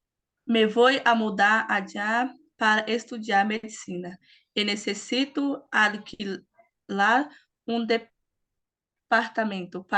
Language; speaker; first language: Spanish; non-native, learner; Portuguese